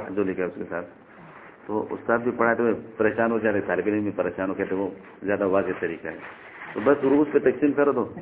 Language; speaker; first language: Urdu; non-native, local second language; Northern Hindko